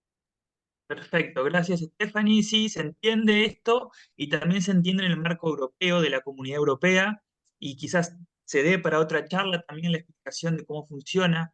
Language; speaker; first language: Spanish; native; Spanish